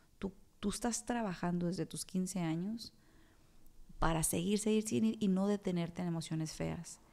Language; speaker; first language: Spanish; native; Spanish